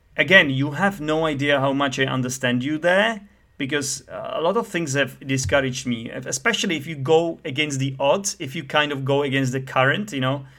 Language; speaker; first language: English; non-native, fluent; Czech